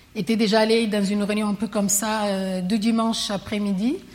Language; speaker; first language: French; non-native, fluent; Portuguese